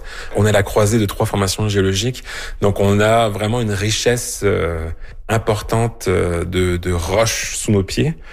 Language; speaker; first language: French; native; French